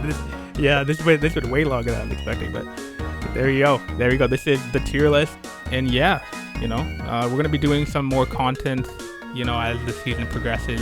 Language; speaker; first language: English; native; English